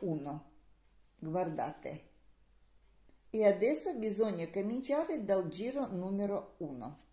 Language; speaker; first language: Italian; non-native, learner; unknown